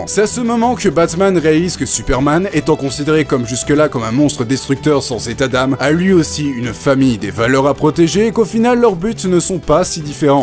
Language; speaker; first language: French; native; French